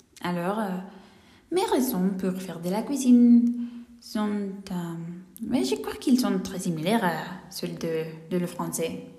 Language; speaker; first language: French; non-native, learner; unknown